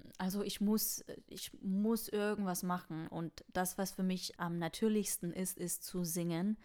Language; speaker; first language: German; non-native, fluent; French